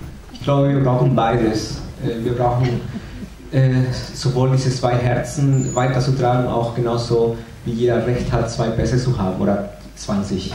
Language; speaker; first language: German; non-native, fluent; Spanish